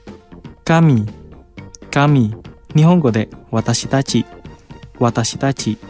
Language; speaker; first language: Japanese; non-native, fluent; Indonesian